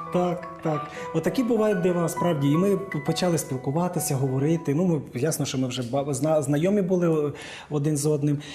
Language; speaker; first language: Ukrainian; native; Ukrainian